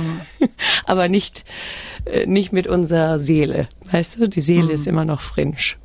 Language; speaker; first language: German; early bilingual, heritage; German